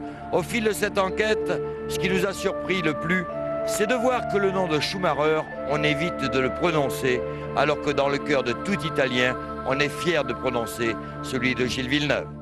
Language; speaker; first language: French; native; French